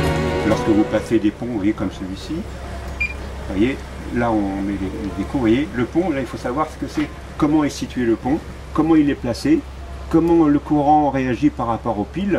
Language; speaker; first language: French; native; French